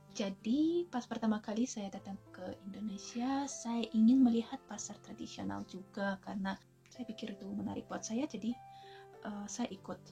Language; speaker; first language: Indonesian; non-native, fluent; Russian